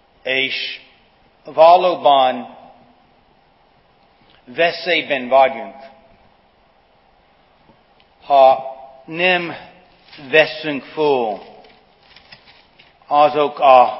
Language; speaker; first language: Hungarian; non-native, fluent; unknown